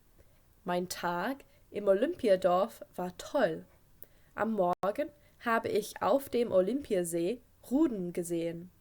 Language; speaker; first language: German; non-native, fluent; English